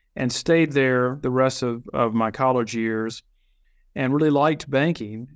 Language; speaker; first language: English; native; English